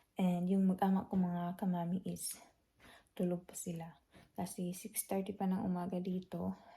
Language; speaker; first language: Filipino; non-native, local second language; Cebuano